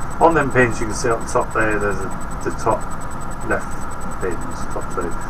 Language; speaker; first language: English; native; English